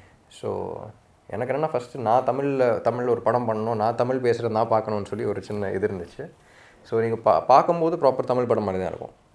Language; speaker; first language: Tamil; non-native, local second language; Telugu